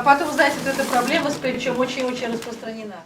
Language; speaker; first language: Russian; native; Russian